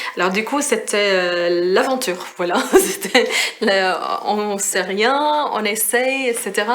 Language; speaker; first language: French; non-native, fluent; Arabic